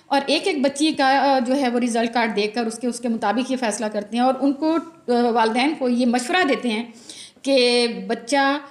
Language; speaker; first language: Urdu; non-native, local second language; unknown